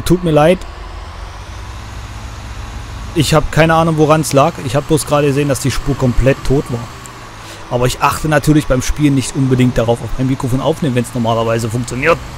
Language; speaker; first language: German; native; German